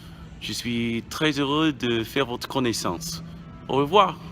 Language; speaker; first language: French; non-native, fluent; English